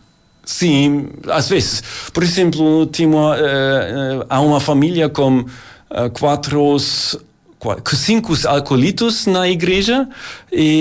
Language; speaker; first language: Portuguese; non-native, learner; German